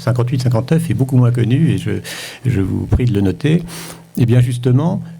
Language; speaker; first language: French; native; French